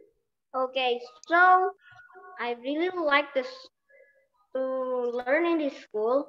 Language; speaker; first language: English; non-native, learner; Indonesian